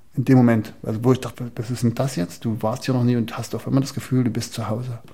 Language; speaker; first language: German; native; German